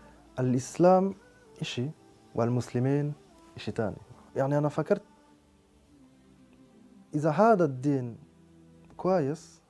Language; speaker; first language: Arabic; non-native, learner; French